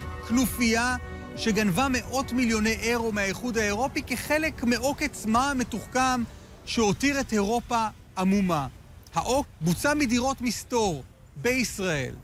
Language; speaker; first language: Hebrew; native; Hebrew